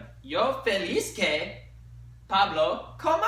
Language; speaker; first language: Spanish; non-native, learner; English